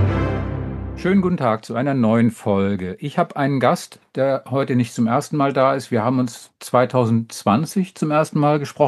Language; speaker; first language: German; native; German